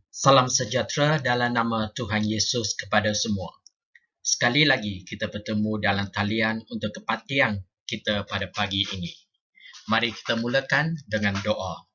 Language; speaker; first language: Malay; non-native, local second language; Chinese